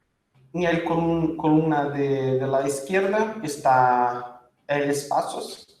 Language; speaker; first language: Spanish; non-native, fluent; Portuguese